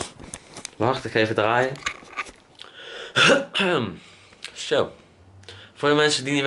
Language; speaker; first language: Dutch; native; Dutch